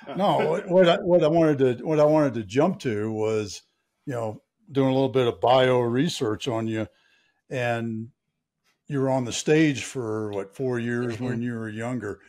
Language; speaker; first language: English; native; English